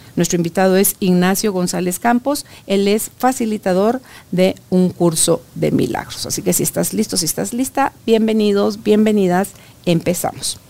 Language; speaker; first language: Spanish; native; Spanish